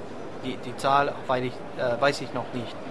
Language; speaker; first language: German; non-native, learner; English